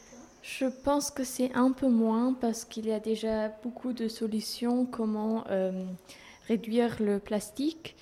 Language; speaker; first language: French; non-native, fluent; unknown